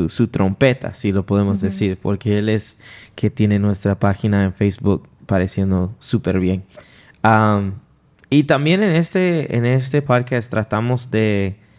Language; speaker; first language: Spanish; non-native, fluent; English